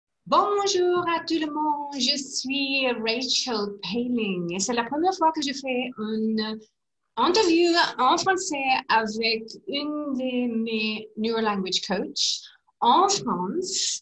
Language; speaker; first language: French; non-native, learner; English